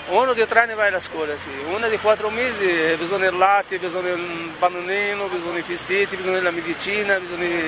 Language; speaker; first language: Italian; non-native, learner; Arabic